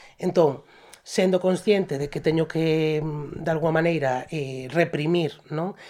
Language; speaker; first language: Galician; native; Galician